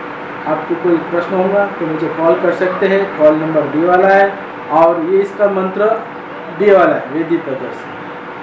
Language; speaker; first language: Hindi; non-native, local second language; Marathi